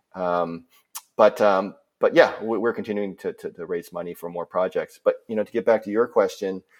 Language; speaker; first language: English; native; English